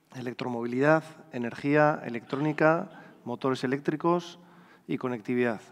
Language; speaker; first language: Spanish; native; Spanish